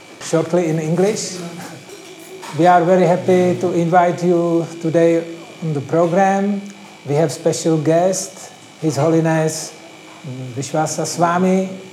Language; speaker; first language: English; non-native, fluent; Czech